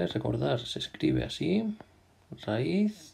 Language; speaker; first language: Spanish; native; Spanish